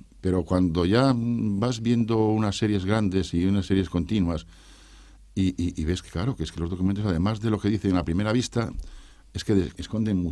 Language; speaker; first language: Spanish; native; Spanish